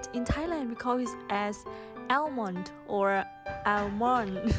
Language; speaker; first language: English; non-native, fluent; Thai